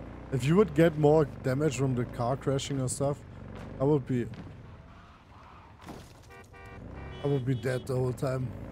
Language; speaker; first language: English; non-native, fluent; German